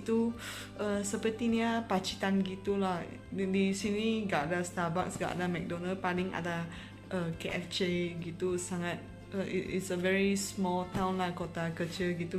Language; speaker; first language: Indonesian; non-native, fluent; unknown